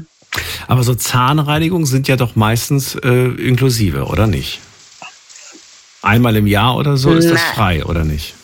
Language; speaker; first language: German; native; German